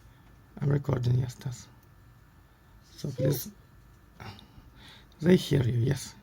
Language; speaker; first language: English; non-native, learner; Russian